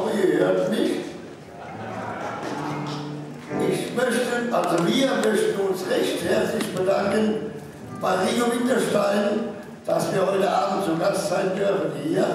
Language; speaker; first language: German; non-native, local second language; Romany